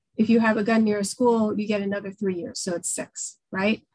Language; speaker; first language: English; native; English